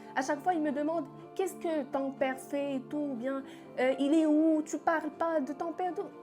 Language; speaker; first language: French; non-native, local second language; Arabic